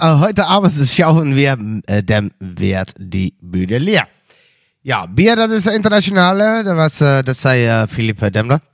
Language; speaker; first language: German; non-native, learner; Dutch